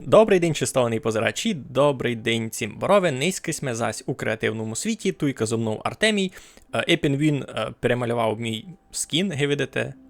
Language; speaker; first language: Ukrainian; native; Ukrainian